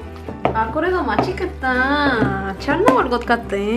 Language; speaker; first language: Korean; non-native, learner; Spanish